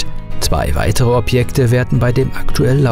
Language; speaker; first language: German; native; German